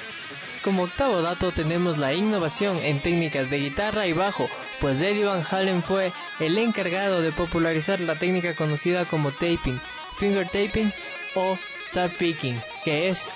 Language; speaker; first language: Spanish; native; Spanish